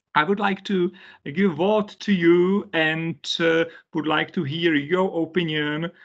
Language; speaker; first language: English; non-native, fluent; Czech